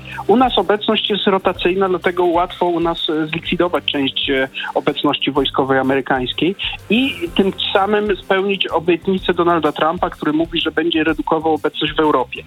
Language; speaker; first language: Polish; native; Polish